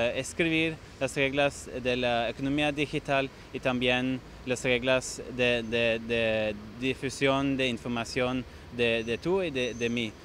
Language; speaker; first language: Spanish; non-native, fluent; Norwegian